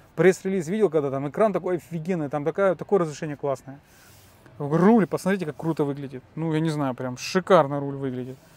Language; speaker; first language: Russian; native; Russian